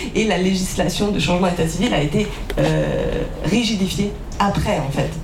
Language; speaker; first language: French; native; French